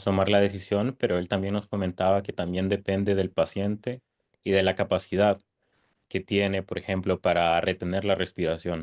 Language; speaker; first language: Spanish; native; Spanish